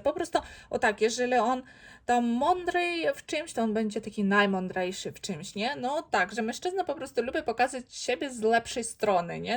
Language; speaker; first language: Polish; non-native, fluent; Ukrainian